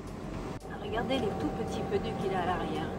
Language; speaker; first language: French; native; French